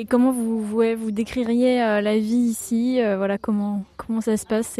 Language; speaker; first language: French; native; French